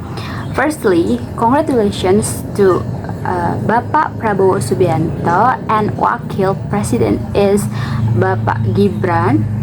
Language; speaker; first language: English; non-native, learner; Indonesian